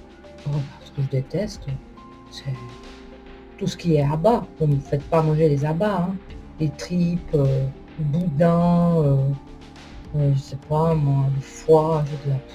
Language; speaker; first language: French; native; French